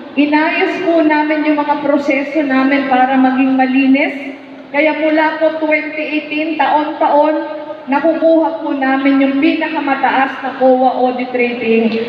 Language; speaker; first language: Filipino; non-native, local second language; Bikol